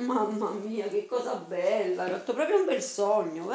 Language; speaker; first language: Italian; native; Italian